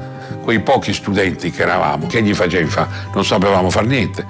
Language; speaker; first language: Italian; native; Italian